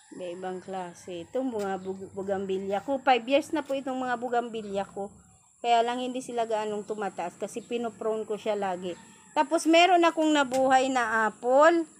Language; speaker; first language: Filipino; non-native, local second language; Bikol